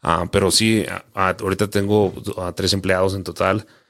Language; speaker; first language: Spanish; early bilingual, heritage; Spanish